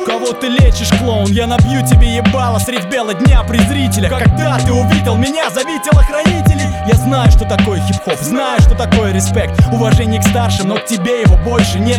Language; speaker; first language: Russian; native; Russian